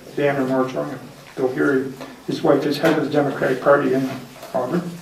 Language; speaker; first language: English; native; English